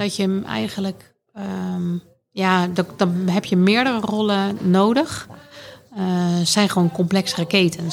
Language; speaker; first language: Dutch; native; Dutch